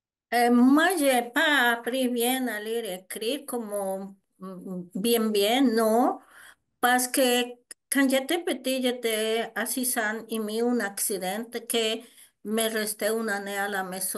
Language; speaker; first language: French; non-native, learner; Spanish